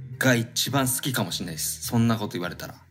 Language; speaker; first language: Japanese; native; Japanese